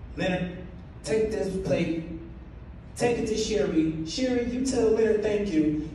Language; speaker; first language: English; native; English